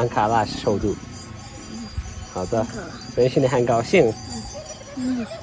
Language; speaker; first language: Chinese; non-native, learner; Turkish